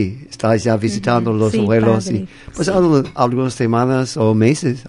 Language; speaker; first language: Spanish; non-native, fluent; English